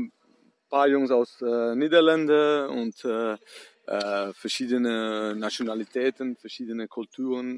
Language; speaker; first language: German; non-native, fluent; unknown